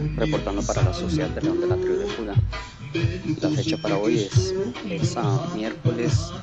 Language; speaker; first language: Spanish; early bilingual, heritage; Spanish